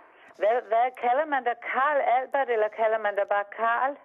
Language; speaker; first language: Danish; native; Danish